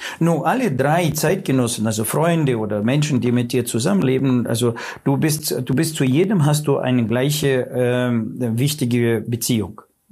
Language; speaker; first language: German; non-native, fluent; Russian